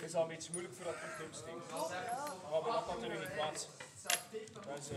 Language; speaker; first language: Dutch; native; Dutch